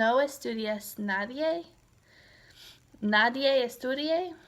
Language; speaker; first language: Spanish; non-native, learner; English